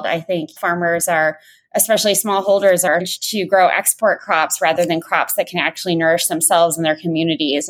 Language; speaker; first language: English; native; English